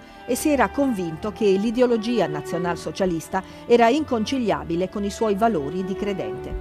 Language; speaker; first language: Italian; native; Italian